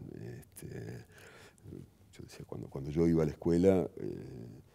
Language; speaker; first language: Spanish; native; Spanish